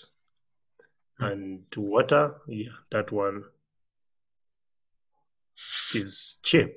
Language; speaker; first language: English; non-native, local second language; Ganda